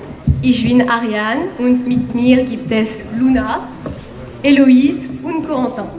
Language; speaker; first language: German; non-native, learner; French